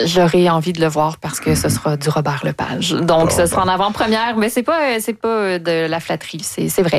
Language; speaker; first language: French; native; French